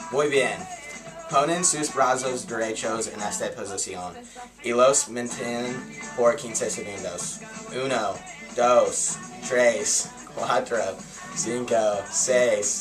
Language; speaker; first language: Spanish; non-native, learner; English